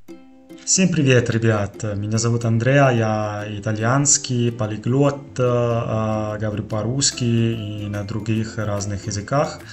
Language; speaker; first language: Russian; non-native, fluent; Italian